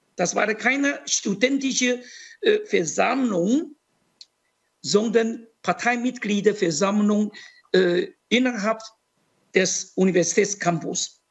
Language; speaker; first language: German; non-native, fluent; Chinese